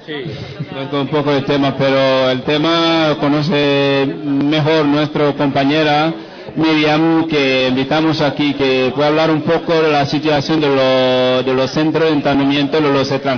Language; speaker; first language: Spanish; non-native, fluent; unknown